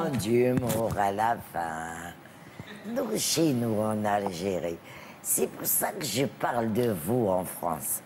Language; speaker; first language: French; non-native, local second language; Arabic